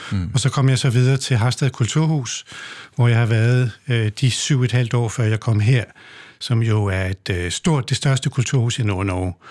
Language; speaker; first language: Danish; native; Danish